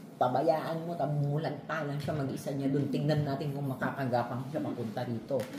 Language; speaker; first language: Filipino; non-native, local second language; Iloko